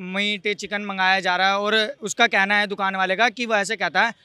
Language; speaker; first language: Hindi; native; Hindi